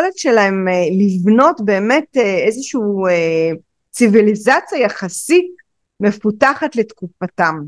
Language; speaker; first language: Hebrew; native; Hebrew